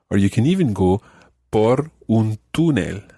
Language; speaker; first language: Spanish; non-native, fluent; English